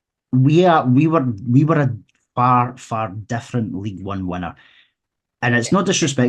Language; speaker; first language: English; native; English